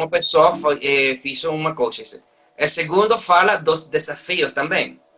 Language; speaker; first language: Portuguese; non-native, learner; Spanish